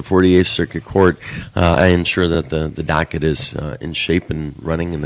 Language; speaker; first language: English; native; English